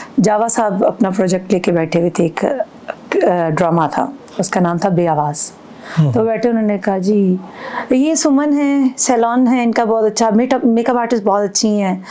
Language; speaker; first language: Urdu; non-native, local second language; Punjabi